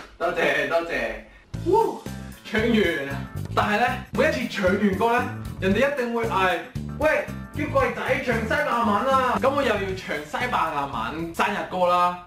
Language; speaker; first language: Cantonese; non-native, fluent; Spanish